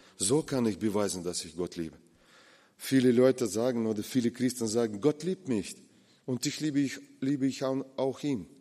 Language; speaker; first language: German; non-native, fluent; Russian